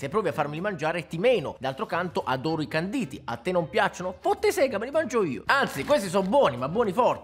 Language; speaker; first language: Italian; native; Italian